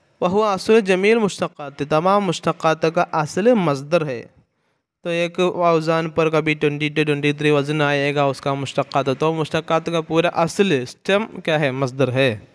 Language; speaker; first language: Urdu; non-native, fluent; Malayalam